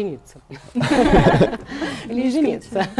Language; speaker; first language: Russian; non-native, fluent; Armenian